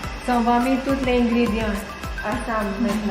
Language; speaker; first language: French; non-native, learner; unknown